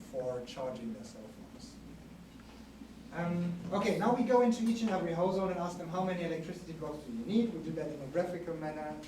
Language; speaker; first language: English; non-native, fluent; German